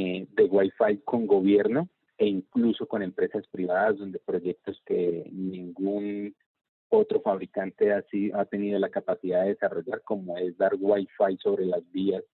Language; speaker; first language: Spanish; native; Spanish